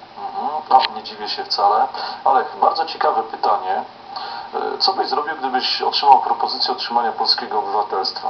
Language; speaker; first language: Polish; native; Polish